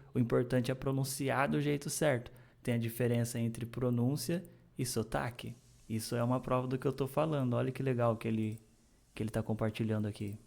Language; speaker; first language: Portuguese; native; Portuguese